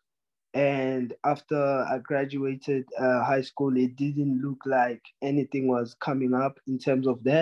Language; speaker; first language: English; non-native, local second language; Zulu